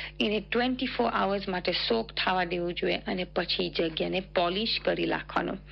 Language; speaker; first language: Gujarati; early bilingual, heritage; Gujarati